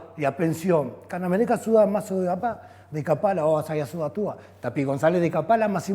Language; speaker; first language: Indonesian; non-native, fluent; Spanish